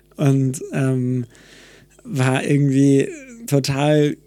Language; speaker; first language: German; native; German